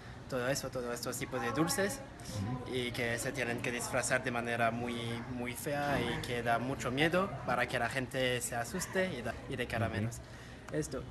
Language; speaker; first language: Spanish; non-native, fluent; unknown